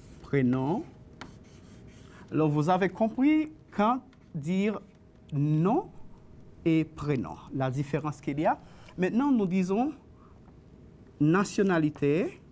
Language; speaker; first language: French; non-native, fluent; Spanish